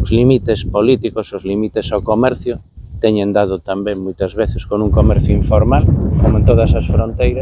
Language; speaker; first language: Galician; native; Galician